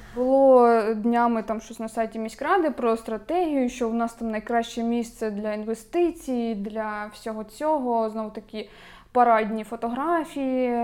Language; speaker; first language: Ukrainian; native; Ukrainian